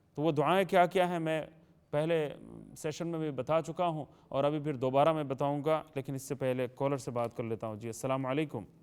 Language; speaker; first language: Urdu; native; Urdu